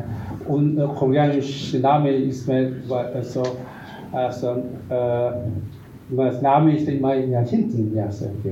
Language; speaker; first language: German; non-native, learner; Korean